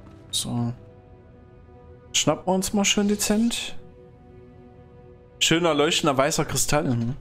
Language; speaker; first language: German; native; German